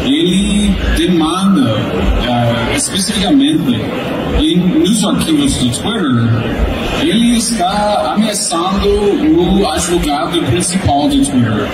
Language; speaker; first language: Portuguese; non-native, fluent; English